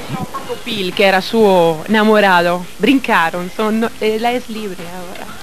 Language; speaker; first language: Portuguese; non-native, learner; Italian